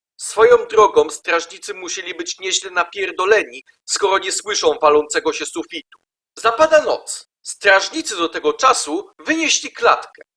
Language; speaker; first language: Polish; native; Polish